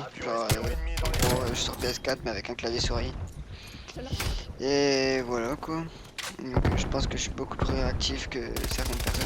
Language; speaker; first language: French; native; French